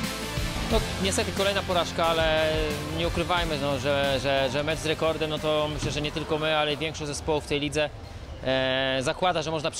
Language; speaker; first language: Polish; native; Polish